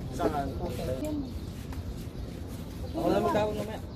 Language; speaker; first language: Filipino; native; Filipino